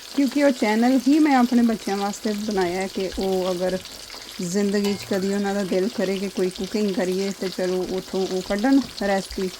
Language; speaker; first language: Urdu; non-native, local second language; Punjabi